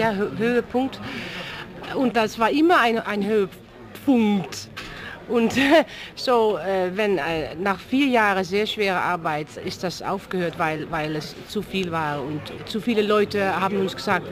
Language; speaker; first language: German; non-native, fluent; Dutch